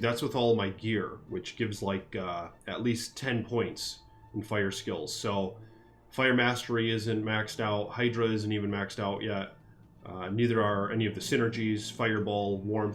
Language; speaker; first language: English; native; English